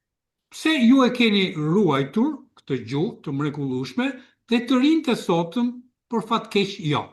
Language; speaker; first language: Albanian; native; Albanian